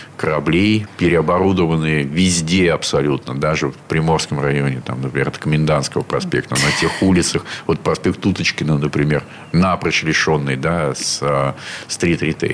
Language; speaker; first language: Russian; native; Russian